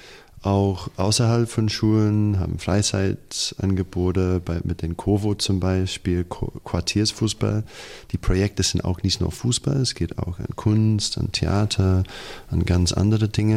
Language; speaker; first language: German; non-native, fluent; English